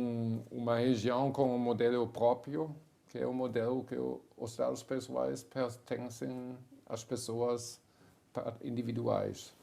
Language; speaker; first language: Portuguese; non-native, fluent; German